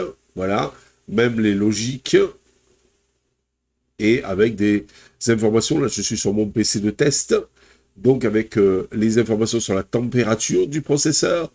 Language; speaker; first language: French; native; French